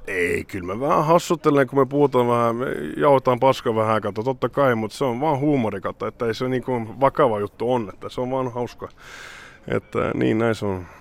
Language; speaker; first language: Finnish; early bilingual, heritage; Finnish